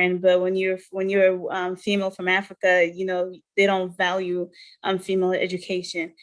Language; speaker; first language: English; non-native, fluent; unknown